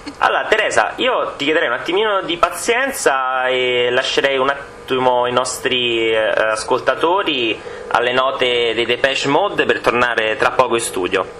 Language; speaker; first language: Italian; native; Italian